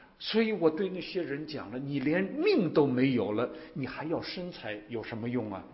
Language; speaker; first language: Chinese; native; Chinese